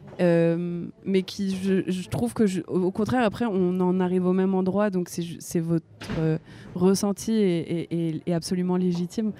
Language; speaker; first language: French; native; French